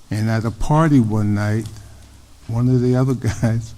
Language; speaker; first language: English; native; English